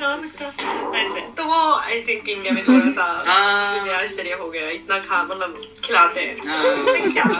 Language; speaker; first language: Hindi; non-native, fluent; Japanese